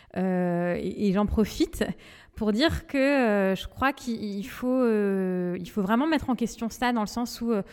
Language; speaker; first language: French; non-native, local second language; Malagasy